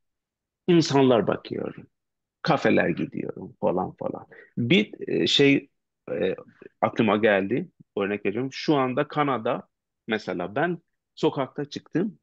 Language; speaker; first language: Turkish; non-native, learner; Persian